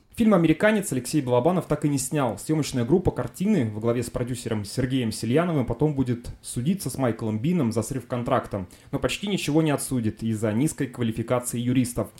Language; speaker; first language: Russian; native; Russian